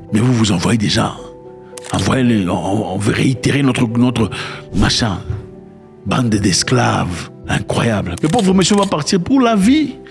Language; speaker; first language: French; non-native, local second language; Lingala